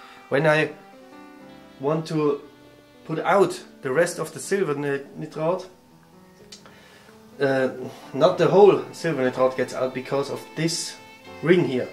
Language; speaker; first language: English; non-native, learner; German